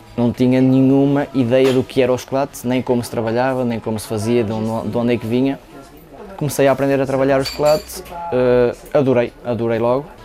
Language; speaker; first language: Portuguese; native; Portuguese